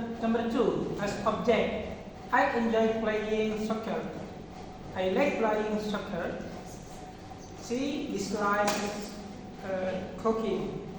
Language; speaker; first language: English; non-native, learner; Indonesian